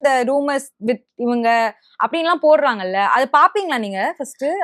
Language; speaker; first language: Tamil; native; Tamil